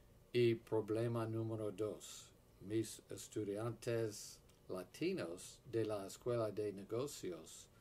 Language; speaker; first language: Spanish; non-native, learner; English